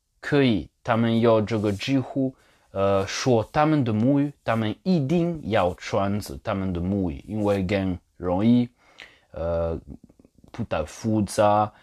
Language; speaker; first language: Chinese; non-native, fluent; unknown